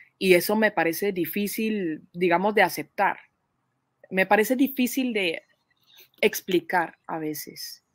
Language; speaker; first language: Spanish; non-native, fluent; Dutch